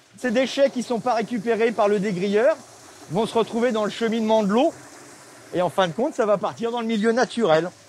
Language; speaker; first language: French; native; French